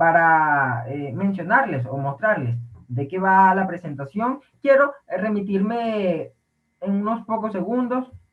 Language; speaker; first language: Spanish; native; Spanish